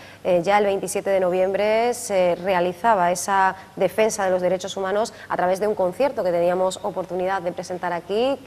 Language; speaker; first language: Spanish; native; Spanish